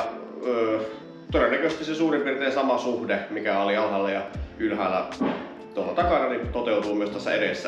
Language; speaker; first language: Finnish; native; Finnish